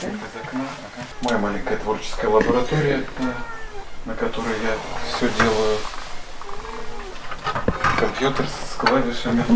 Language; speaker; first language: Russian; native; Russian